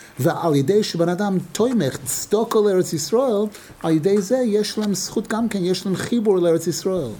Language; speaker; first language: Hebrew; non-native, fluent; English